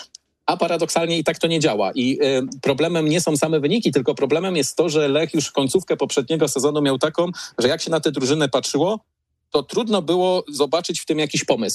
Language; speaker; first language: Polish; native; Polish